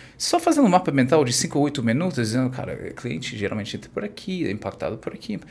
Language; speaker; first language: Portuguese; non-native, fluent; English